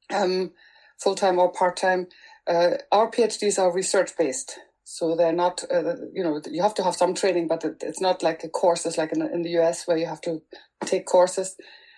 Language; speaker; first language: English; non-native, fluent; German